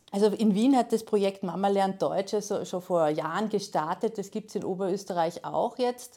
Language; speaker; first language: German; native; German